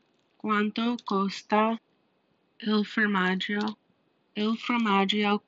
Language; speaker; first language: Italian; non-native, learner; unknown